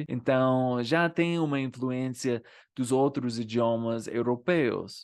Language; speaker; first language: Portuguese; non-native, fluent; English